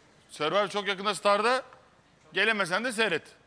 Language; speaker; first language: Turkish; native; Turkish